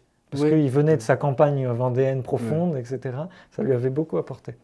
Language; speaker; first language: French; native; French